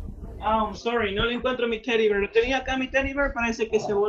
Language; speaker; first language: Spanish; native; Spanish